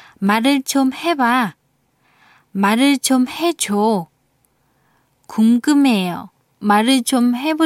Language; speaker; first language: Korean; non-native, fluent; Vietnamese